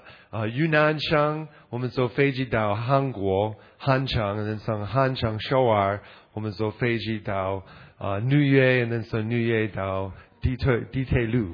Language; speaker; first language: Chinese; non-native, learner; English